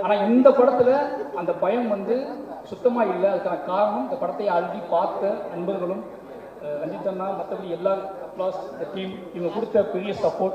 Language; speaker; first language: Tamil; native; Tamil